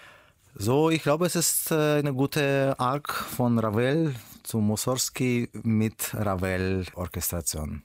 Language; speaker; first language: German; non-native, learner; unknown